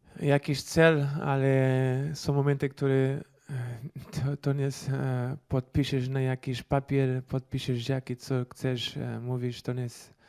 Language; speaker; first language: Polish; non-native, learner; Portuguese